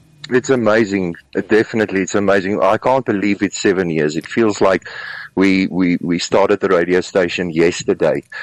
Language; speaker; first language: English; non-native, local second language; Afrikaans